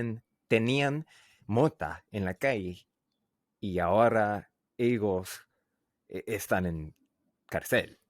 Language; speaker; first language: Spanish; non-native, learner; English